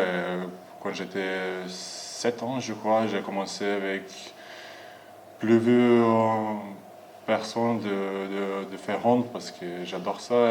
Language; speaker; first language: French; non-native, learner; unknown